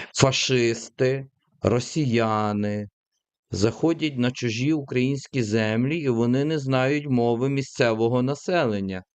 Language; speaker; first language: Ukrainian; native; Ukrainian